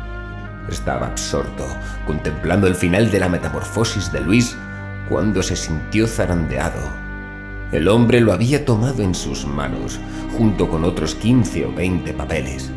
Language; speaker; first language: Spanish; native; Spanish